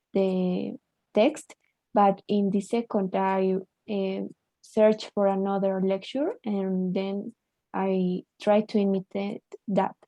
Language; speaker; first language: English; non-native, learner; Spanish